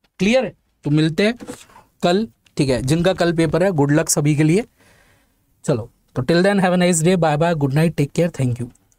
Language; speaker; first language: Hindi; native; Hindi